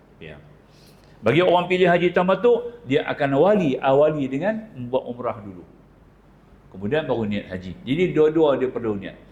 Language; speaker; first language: Malay; native; Malay